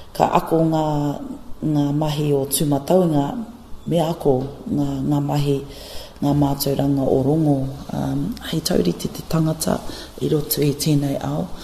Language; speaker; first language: Māori; non-native, local second language; English